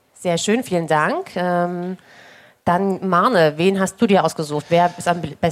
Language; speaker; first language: German; native; German